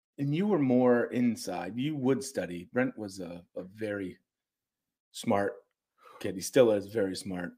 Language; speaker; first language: English; native; English